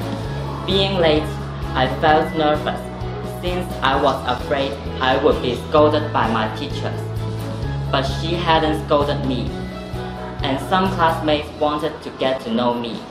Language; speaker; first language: English; non-native, learner; Chinese